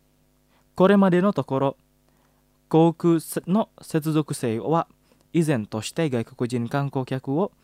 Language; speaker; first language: Japanese; non-native, fluent; Indonesian